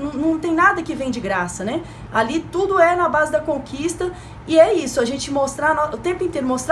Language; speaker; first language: Portuguese; native; Portuguese